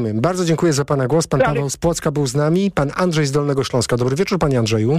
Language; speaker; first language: Polish; native; Polish